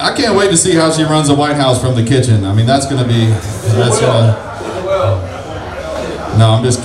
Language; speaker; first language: English; native; English